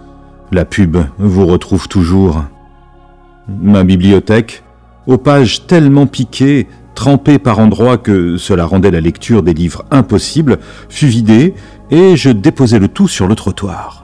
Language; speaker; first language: French; native; French